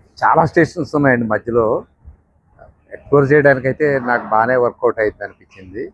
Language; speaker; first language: Telugu; native; Telugu